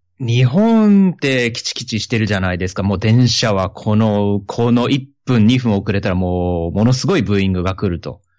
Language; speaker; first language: Japanese; native; Japanese